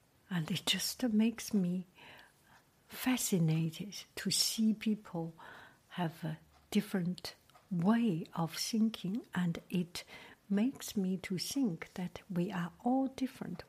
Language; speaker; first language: English; non-native, fluent; Chinese